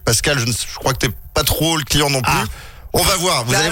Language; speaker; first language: French; native; French